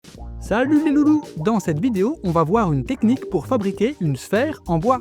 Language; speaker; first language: French; native; French